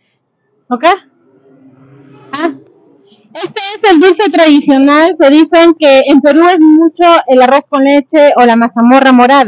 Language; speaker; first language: Spanish; native; Spanish